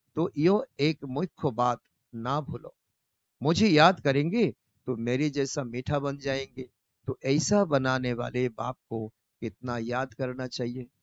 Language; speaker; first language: Hindi; non-native, local second language; Bangla